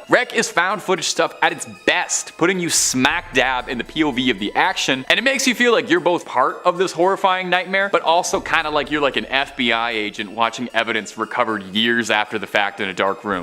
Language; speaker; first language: English; native; English